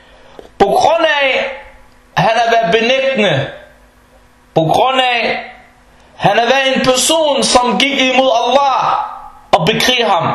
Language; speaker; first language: Danish; early bilingual, other home language; Arabic